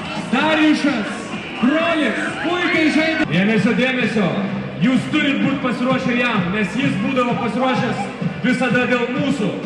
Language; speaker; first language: Lithuanian; native; Lithuanian